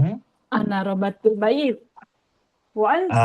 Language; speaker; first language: Arabic; non-native, learner; Indonesian